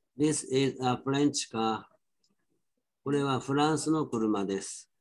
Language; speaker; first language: Japanese; native; Japanese